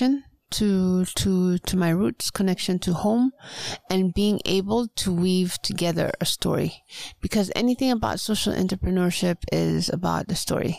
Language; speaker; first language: English; non-native, local second language; Swahili